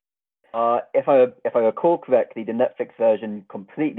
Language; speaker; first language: English; native; English